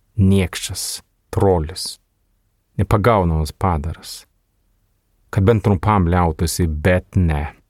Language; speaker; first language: Lithuanian; non-native, fluent; Swedish